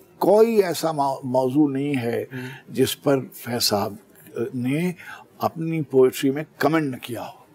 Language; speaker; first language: Urdu; native; Urdu